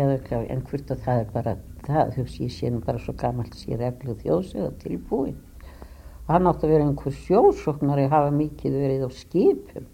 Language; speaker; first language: Icelandic; native; Icelandic